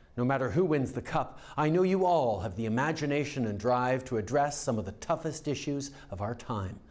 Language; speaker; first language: English; native; English